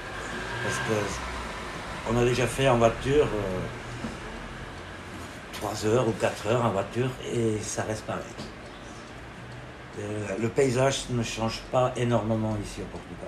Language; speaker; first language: French; non-native, local second language; German